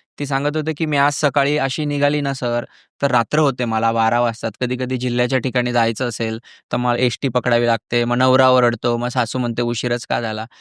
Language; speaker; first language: Marathi; native; Marathi